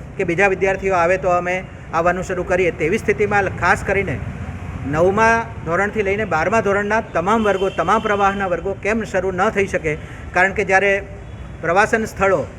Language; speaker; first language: Gujarati; native; Gujarati